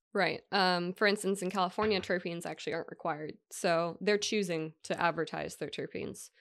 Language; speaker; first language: English; native; English